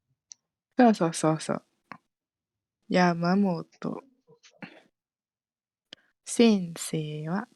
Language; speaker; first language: Japanese; non-native, fluent; Malay